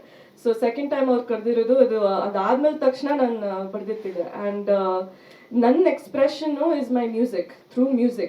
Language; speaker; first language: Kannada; early bilingual, heritage; Kannada